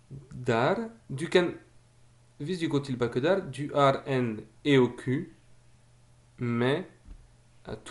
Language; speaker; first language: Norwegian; non-native, fluent; French